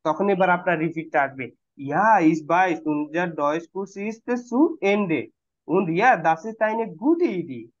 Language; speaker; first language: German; non-native, fluent; Bangla